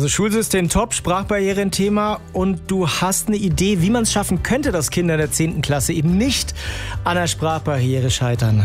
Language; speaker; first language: German; native; German